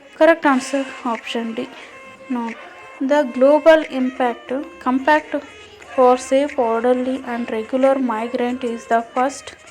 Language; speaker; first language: English; non-native, local second language; Kannada